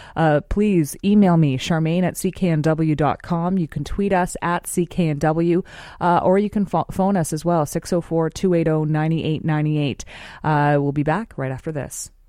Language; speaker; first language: English; native; English